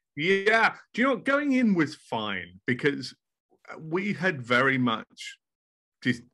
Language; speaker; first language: English; native; English